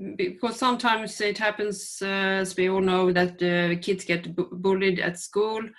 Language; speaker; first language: English; non-native, fluent; Swedish